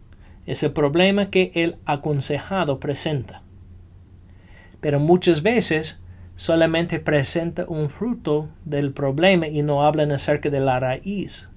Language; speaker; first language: Spanish; non-native, fluent; English